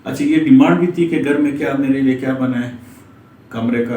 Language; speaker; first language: Urdu; native; Urdu